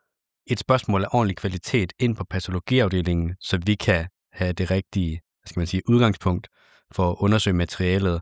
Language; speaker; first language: Danish; native; Danish